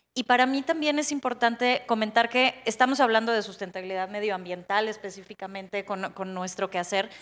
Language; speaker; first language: Spanish; native; Spanish